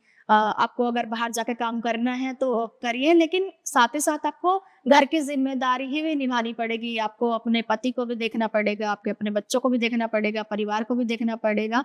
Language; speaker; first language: Hindi; native; Hindi